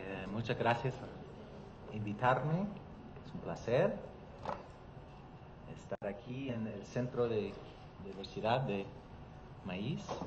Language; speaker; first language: Spanish; non-native, learner; English